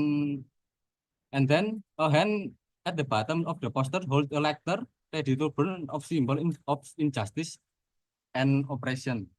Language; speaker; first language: English; non-native, fluent; Indonesian